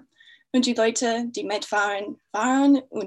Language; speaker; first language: German; non-native, fluent; English